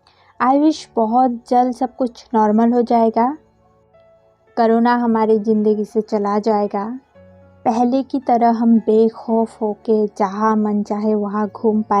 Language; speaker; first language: Hindi; non-native, local second language; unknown